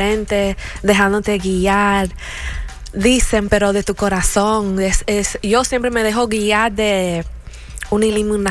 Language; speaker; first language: Spanish; early bilingual, heritage; Spanish